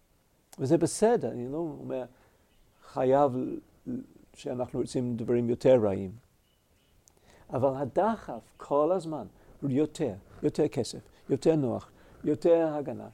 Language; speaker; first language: Hebrew; non-native, fluent; English